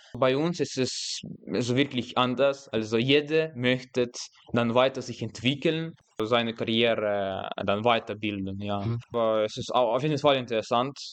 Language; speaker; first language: German; non-native, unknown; Russian